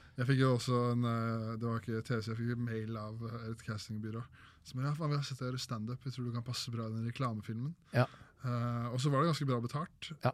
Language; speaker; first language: Norwegian; native; Norwegian